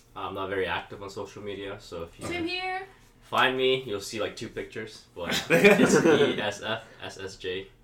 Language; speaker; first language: English; early bilingual, heritage; Swedish